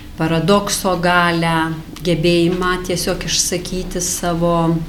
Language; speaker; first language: Lithuanian; native; Lithuanian